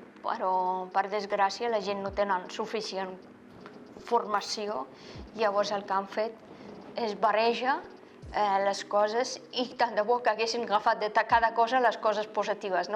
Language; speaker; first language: Catalan; non-native, fluent; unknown